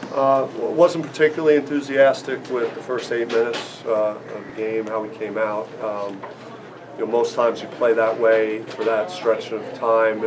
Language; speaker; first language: English; native; English